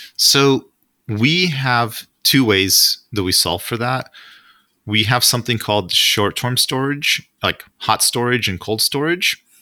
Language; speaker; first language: English; non-native, fluent; Russian